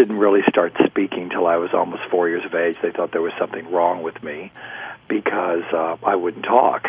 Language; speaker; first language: English; native; English